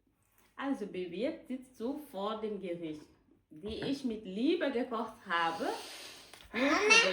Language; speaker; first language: German; non-native, learner; French